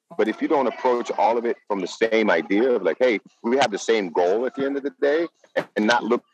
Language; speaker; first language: English; non-native, fluent; Dutch